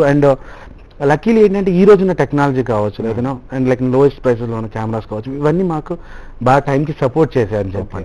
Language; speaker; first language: Telugu; native; Telugu